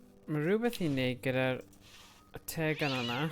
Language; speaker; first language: Welsh; native; Welsh